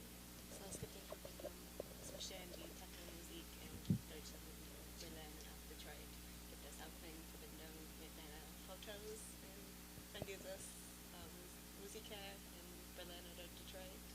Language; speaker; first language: German; non-native, learner; English